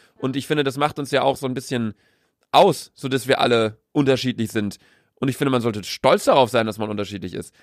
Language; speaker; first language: German; native; German